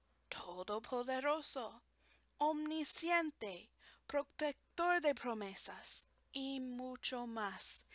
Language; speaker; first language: Spanish; non-native, fluent; English